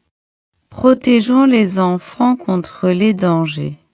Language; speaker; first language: French; non-native, local second language; Arabic